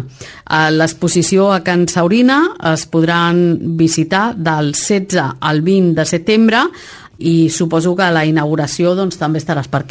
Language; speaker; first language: Catalan; native; Catalan